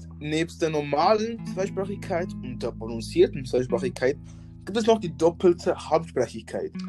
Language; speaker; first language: German; early bilingual, other home language; English